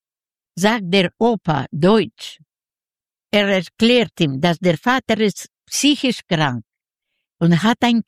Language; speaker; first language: German; non-native, learner; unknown